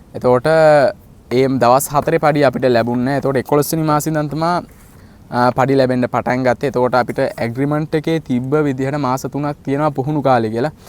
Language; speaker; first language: Sinhala; native; Sinhala